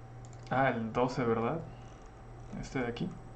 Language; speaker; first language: Spanish; native; Spanish